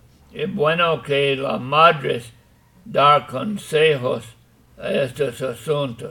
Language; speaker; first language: Spanish; non-native, fluent; English